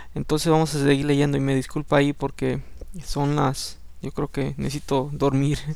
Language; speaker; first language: Spanish; early bilingual, heritage; Spanish